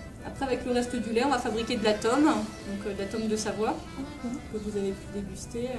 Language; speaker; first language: French; native; French